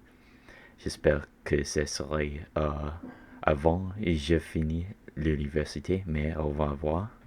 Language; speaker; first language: French; non-native, learner; English